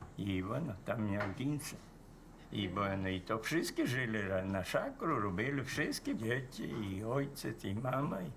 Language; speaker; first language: Polish; early bilingual, heritage; Polish